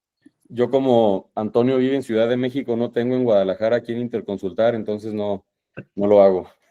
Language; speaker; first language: Spanish; native; Spanish